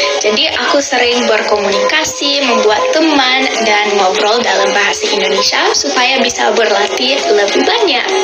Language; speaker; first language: Indonesian; non-native, fluent; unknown